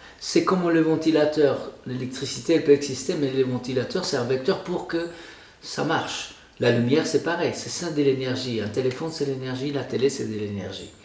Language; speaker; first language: French; non-native, fluent; Spanish